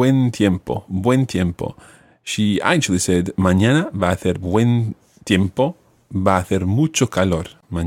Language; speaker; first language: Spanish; non-native, fluent; English